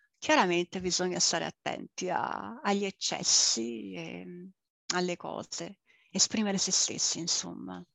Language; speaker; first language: Italian; early bilingual, other home language; English